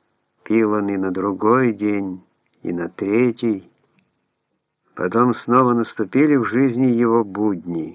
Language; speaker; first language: Russian; native; Russian